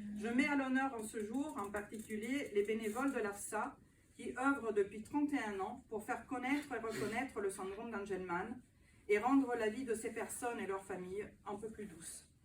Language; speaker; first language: French; non-native, fluent; Italian